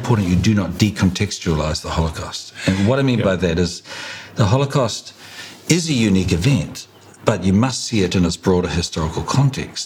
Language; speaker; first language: English; native; English